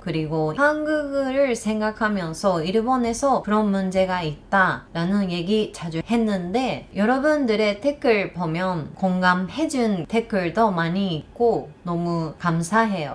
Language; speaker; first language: Korean; non-native, learner; Japanese